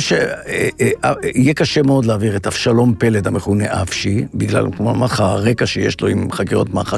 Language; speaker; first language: Hebrew; native; Hebrew